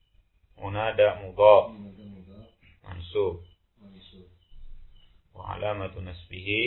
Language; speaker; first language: Arabic; non-native, fluent; Indonesian